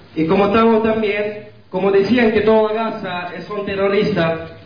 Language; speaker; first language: Spanish; non-native, fluent; Arabic